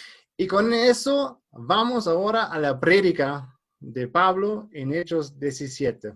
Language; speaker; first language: Spanish; non-native, fluent; German